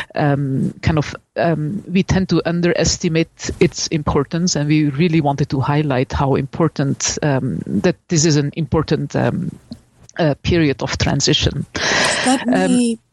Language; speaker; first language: English; non-native, fluent; Dutch